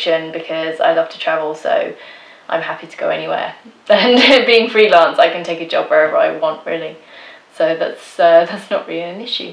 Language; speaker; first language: English; native; English